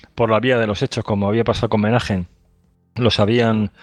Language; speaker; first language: Spanish; native; Spanish